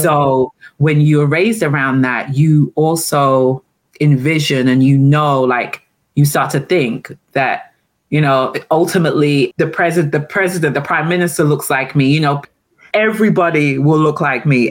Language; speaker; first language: English; native; English